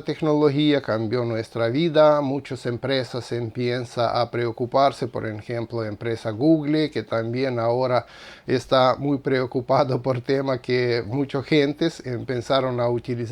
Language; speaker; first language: Spanish; non-native, fluent; Russian